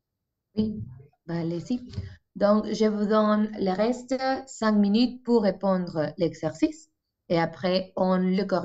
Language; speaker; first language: French; non-native, fluent; Spanish